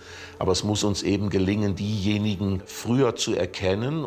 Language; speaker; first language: German; native; German